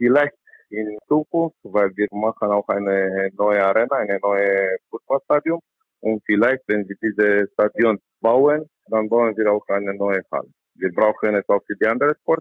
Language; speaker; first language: German; non-native, learner; Romanian